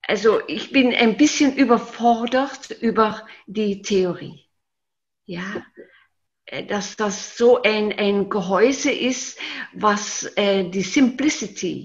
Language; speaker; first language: German; non-native, fluent; Dutch